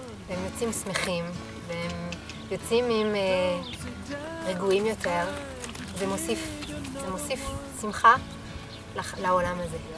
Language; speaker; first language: Hebrew; non-native, fluent; French